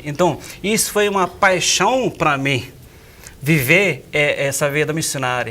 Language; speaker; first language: Portuguese; non-native, fluent; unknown